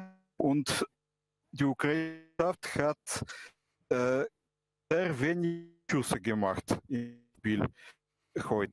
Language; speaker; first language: German; non-native, learner; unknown